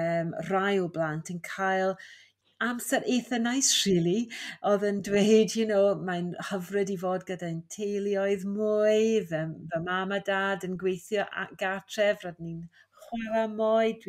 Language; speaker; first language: Welsh; non-native, fluent; English